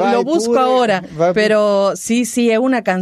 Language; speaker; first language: Italian; non-native, learner; Spanish